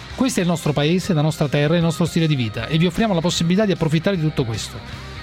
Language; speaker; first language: Italian; native; Italian